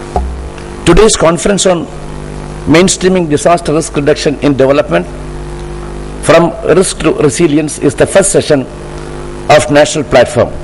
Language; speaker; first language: English; non-native, local second language; Malayalam